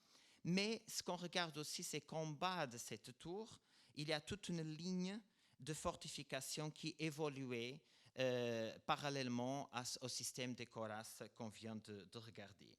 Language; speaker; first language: French; non-native, fluent; Portuguese